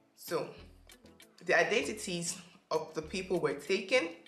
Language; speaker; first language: English; non-native, local second language; Akan